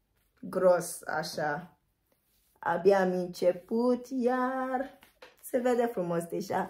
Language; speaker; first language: Romanian; non-native, fluent; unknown